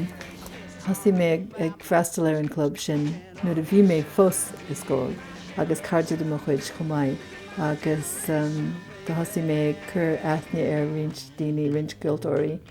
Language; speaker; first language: Irish; non-native, fluent; English